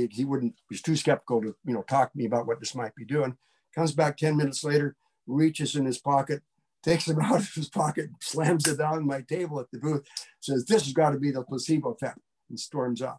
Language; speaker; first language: English; native; English